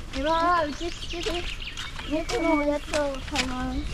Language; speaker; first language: Japanese; early bilingual, other home language; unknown